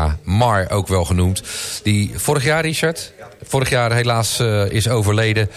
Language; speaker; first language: Dutch; native; Dutch